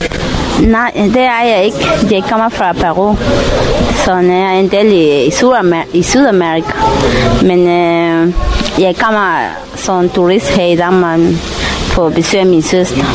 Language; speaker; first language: Danish; non-native, learner; Spanish